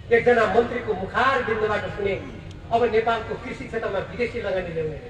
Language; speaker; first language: Nepali; native; Nepali